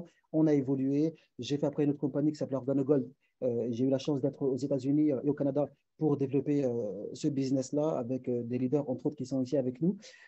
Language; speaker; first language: French; native; French